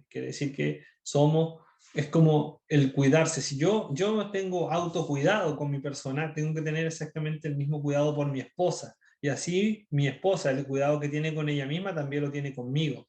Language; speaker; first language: Spanish; native; Spanish